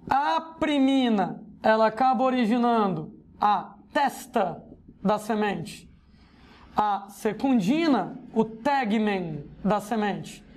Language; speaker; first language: Portuguese; native; Portuguese